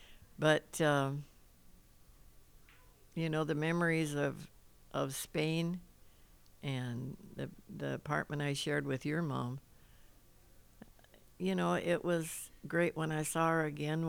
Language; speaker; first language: English; native; English